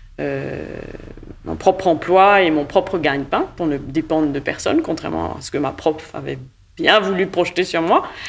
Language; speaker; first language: French; native; French